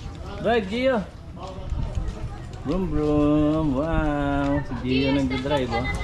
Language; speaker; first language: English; non-native, local second language; Filipino